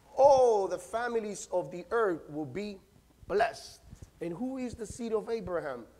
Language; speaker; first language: English; non-native, fluent; Spanish